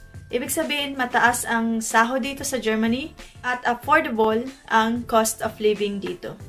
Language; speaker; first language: Filipino; native; Filipino